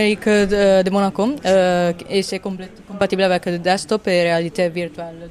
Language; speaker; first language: French; non-native, fluent; Italian